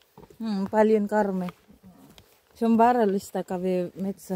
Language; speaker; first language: Finnish; non-native, learner; Filipino